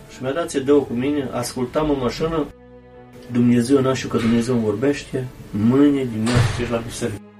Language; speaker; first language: Romanian; early bilingual, heritage; Romanian